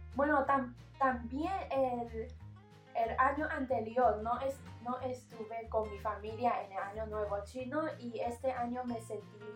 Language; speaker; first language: Spanish; non-native, learner; Chinese